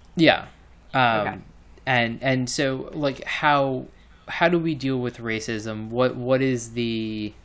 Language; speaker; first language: English; native; English